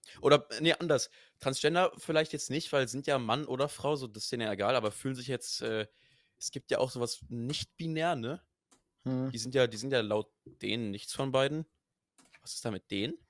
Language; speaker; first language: German; native; German